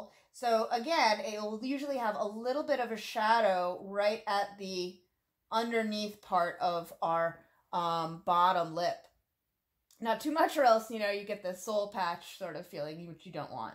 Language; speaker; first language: English; native; English